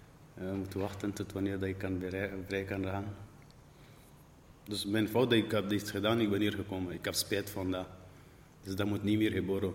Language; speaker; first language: Dutch; non-native, learner; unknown